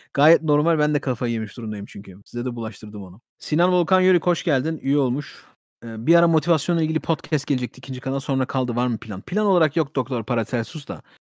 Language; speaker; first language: Turkish; early bilingual, heritage; Turkish